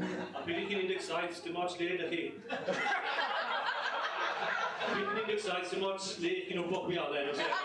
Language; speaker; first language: Welsh; native; Welsh